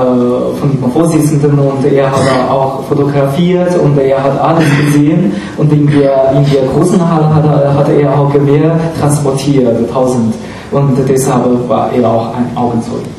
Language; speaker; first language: German; non-native, fluent; Chinese